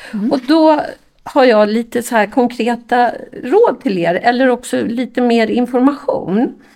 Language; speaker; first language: Swedish; native; Swedish